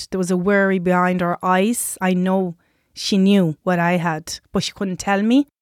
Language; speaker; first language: English; non-native, fluent; Italian